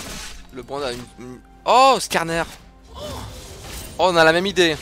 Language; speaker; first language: French; native; French